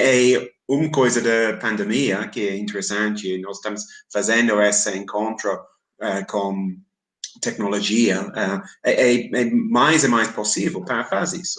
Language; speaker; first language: Portuguese; non-native, fluent; English